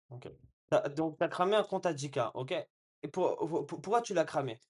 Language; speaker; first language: French; native; French